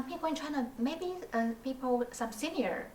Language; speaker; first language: English; non-native, learner; Chinese